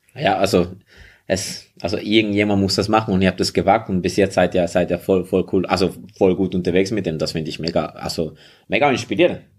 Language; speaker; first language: German; early bilingual, other home language; Spanish